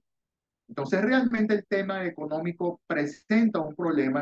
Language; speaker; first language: Spanish; native; Spanish